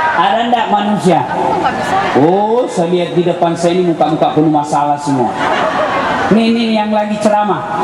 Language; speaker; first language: Indonesian; non-native, local second language; Buginese